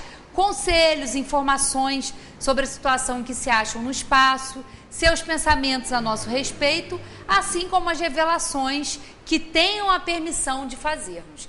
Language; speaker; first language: Portuguese; native; Portuguese